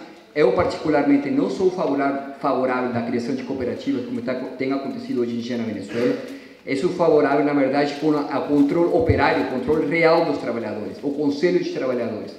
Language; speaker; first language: Portuguese; non-native, fluent; Spanish